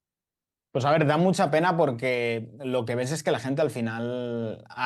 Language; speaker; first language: Spanish; native; Spanish